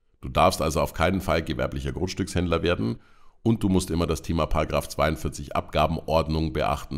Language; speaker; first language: German; native; German